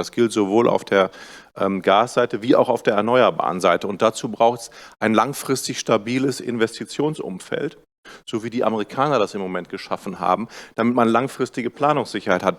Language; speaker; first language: German; native; German